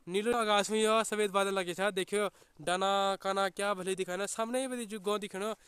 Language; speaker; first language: Hindi; native; Hindi